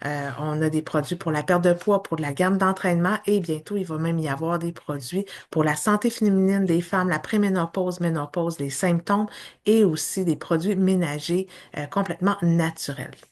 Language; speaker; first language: French; native; French